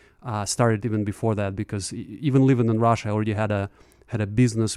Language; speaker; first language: English; non-native, fluent; Russian